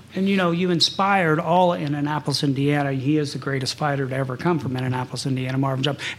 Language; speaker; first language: English; native; English